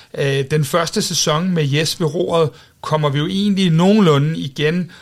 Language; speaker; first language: Danish; native; Danish